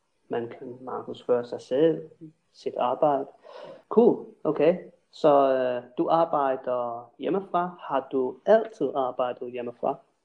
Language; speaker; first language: Danish; non-native, fluent; English